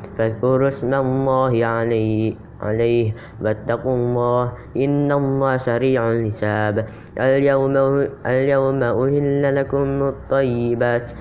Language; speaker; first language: Arabic; non-native, learner; Indonesian